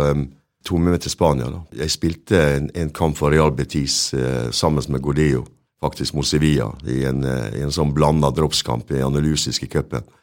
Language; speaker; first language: Norwegian; native; Norwegian